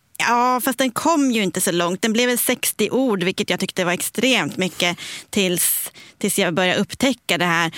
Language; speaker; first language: Swedish; native; Swedish